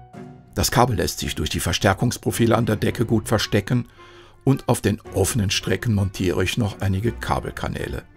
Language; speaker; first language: German; native; German